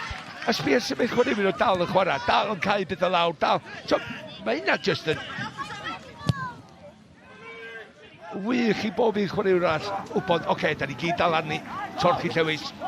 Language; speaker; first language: Welsh; native; Welsh